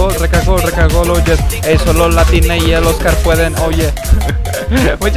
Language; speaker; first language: Spanish; native; Spanish